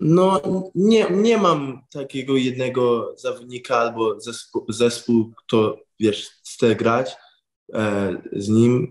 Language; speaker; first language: Polish; early bilingual, heritage; English